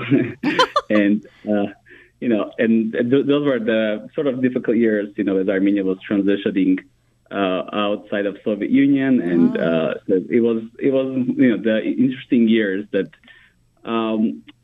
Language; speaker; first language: English; non-native, fluent; Armenian